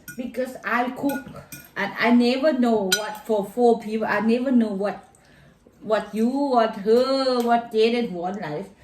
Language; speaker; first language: English; non-native, learner; Thai